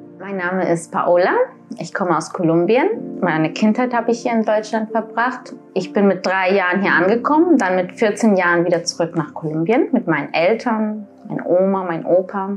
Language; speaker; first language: German; early bilingual, other home language; Spanish